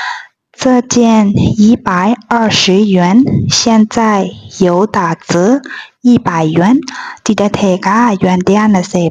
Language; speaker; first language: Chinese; non-native, fluent; Burmese